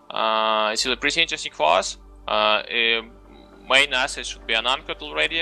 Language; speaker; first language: English; non-native, fluent; Russian